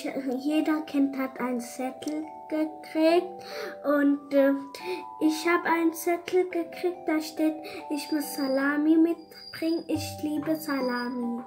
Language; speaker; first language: German; early bilingual, other home language; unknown